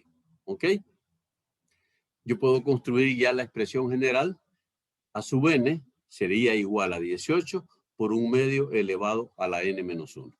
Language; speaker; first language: Spanish; native; Spanish